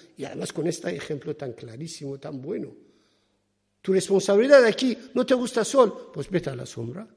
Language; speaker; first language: Spanish; non-native, fluent; Persian